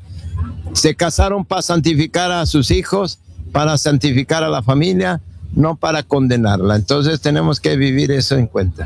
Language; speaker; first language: Spanish; native; Spanish